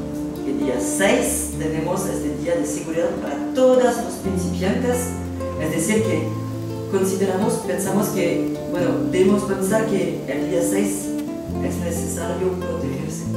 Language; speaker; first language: Spanish; non-native, fluent; French